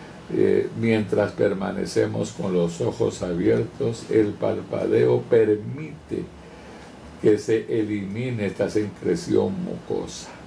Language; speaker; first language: Spanish; native; Spanish